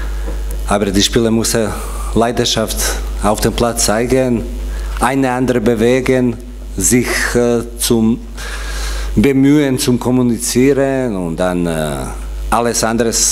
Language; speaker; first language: German; non-native, fluent; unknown